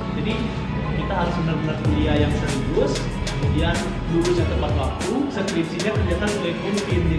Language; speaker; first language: Indonesian; native; Indonesian